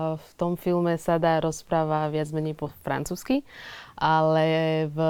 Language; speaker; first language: Slovak; early bilingual, other home language; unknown